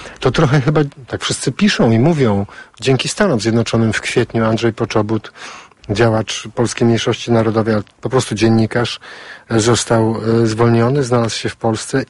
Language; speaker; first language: Polish; native; Polish